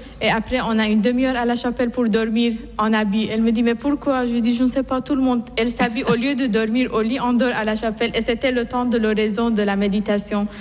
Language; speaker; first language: French; non-native, fluent; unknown